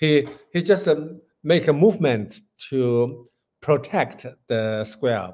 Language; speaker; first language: English; non-native, learner; Chinese